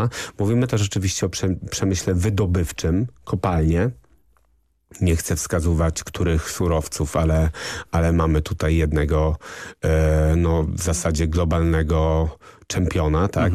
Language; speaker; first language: Polish; native; Polish